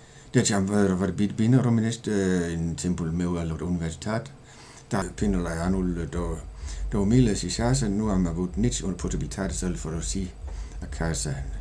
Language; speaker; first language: Romanian; non-native, fluent; Danish